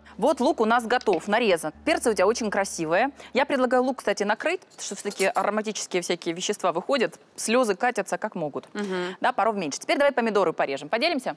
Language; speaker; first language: Russian; native; Russian